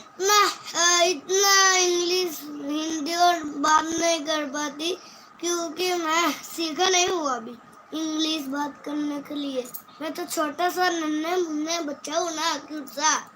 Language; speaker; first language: Hindi; non-native, local second language; Bangla